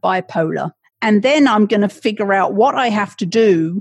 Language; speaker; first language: English; native; English